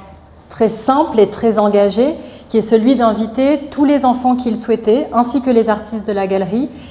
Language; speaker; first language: French; native; French